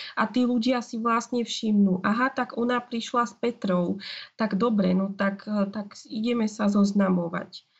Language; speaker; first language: Slovak; native; Slovak